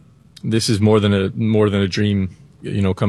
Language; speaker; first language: English; native; English